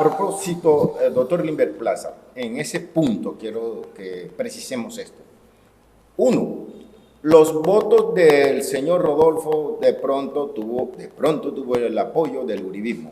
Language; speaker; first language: Spanish; native; Spanish